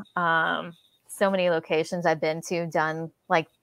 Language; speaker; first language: English; native; English